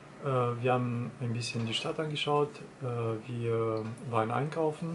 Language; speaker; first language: German; non-native, fluent; Russian